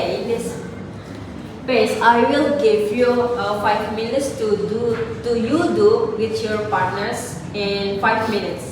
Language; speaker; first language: English; non-native, learner; Indonesian